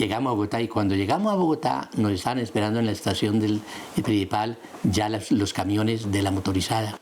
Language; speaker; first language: Spanish; native; Spanish